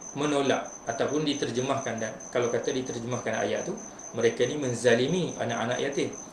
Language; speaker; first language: Malay; native; Malay